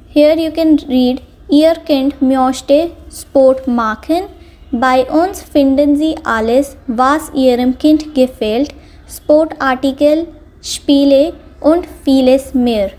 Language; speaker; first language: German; non-native, fluent; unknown